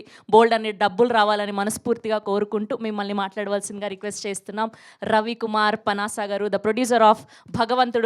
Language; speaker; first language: Telugu; native; Telugu